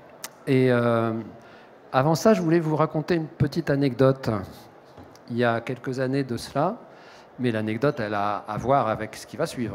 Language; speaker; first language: French; native; French